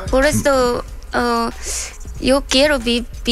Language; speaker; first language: Spanish; non-native, learner; Korean